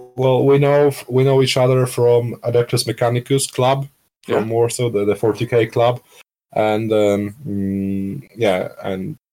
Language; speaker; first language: English; non-native, fluent; Polish